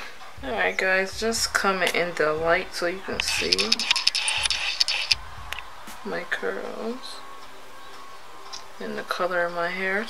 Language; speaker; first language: English; native; English